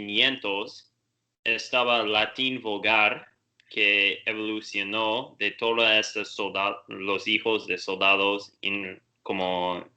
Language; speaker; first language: Spanish; non-native, learner; English